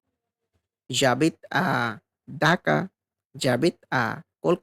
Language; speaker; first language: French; non-native, fluent; Bangla